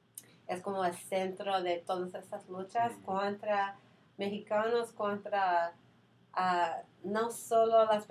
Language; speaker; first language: Spanish; non-native, fluent; English